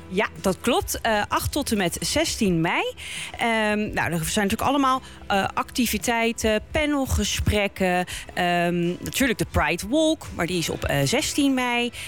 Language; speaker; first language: Dutch; native; Dutch